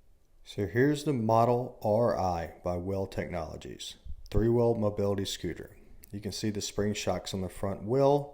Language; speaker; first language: English; native; English